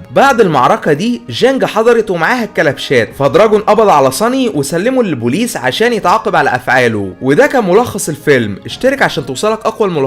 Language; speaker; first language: Arabic; native; Arabic